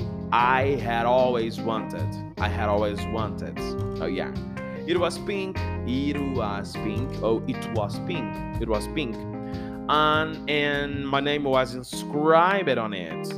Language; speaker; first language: English; non-native, fluent; Portuguese